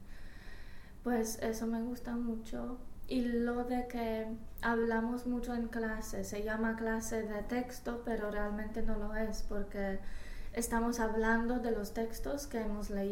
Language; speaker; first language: Spanish; non-native, fluent; English